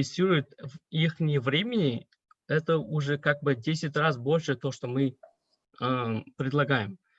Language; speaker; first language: Russian; non-native, local second language; Uzbek